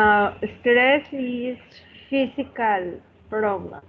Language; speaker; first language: English; non-native, learner; Spanish